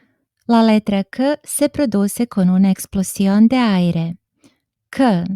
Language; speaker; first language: Spanish; non-native, fluent; Serbian